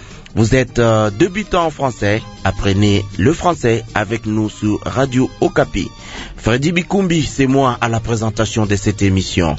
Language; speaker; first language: French; non-native, local second language; Lingala